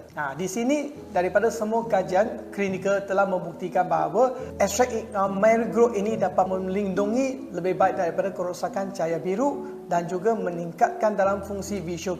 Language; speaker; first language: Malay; non-native, local second language; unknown